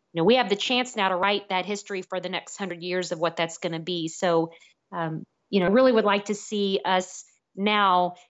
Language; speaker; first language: English; native; English